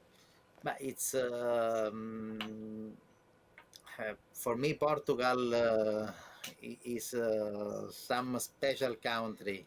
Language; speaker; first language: English; non-native, learner; Italian